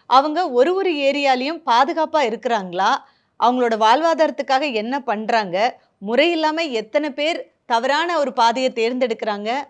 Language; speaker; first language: Tamil; native; Tamil